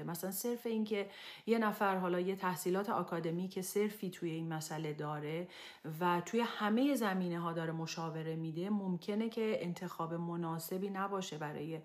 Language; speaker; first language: Persian; native; Persian